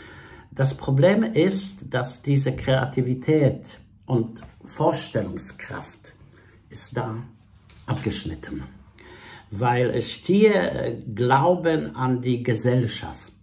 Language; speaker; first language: German; non-native, fluent; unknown